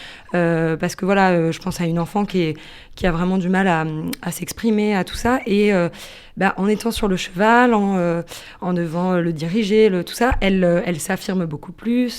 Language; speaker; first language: French; native; French